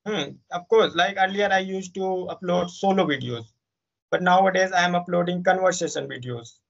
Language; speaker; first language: English; non-native, fluent; Hindi